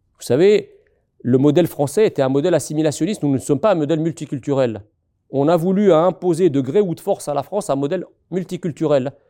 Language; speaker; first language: French; early bilingual, other home language; Arabic